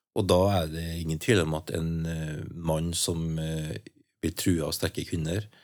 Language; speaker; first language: Norwegian; native; Norwegian